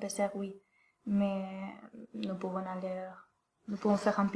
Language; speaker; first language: French; non-native, learner; Spanish